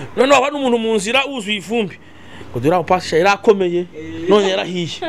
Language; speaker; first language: Kinyarwanda; native; Kinyarwanda